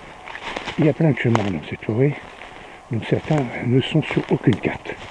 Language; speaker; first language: French; native; French